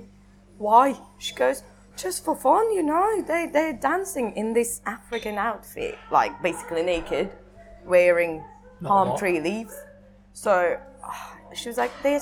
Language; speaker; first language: English; non-native, fluent; Russian